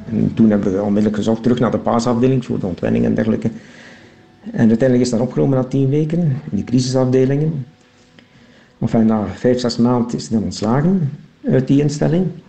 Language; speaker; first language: Dutch; native; Dutch